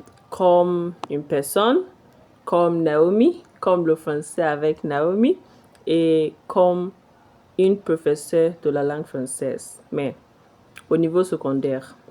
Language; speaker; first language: French; non-native, fluent; Igbo